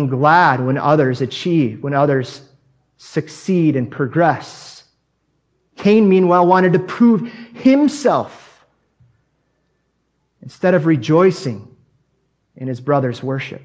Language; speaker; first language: English; native; English